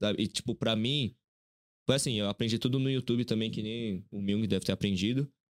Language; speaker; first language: Portuguese; early bilingual, other home language; Korean